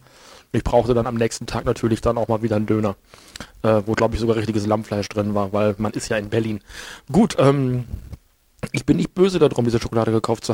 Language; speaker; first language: German; native; German